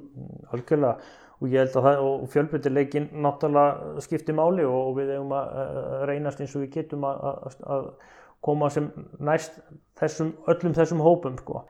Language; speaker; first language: Icelandic; native; Icelandic